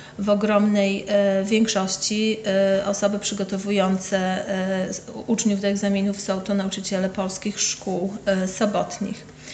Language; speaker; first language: Polish; native; Polish